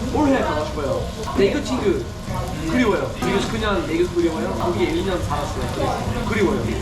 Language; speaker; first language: Korean; non-native, learner; English